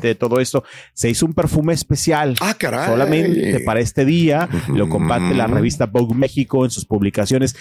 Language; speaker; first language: Spanish; native; Spanish